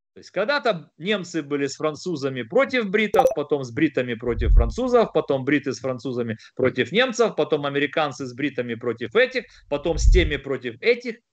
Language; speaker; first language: Russian; native; Russian